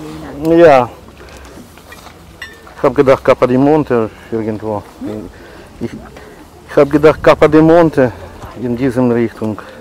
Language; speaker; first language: German; non-native, learner; Russian